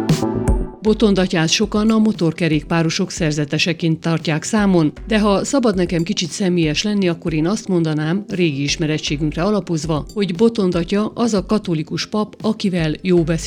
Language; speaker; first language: Hungarian; native; Hungarian